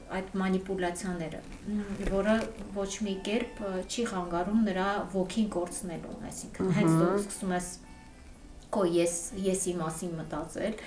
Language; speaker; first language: Armenian; native; Armenian